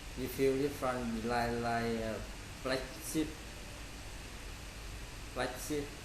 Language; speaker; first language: English; non-native, learner; Vietnamese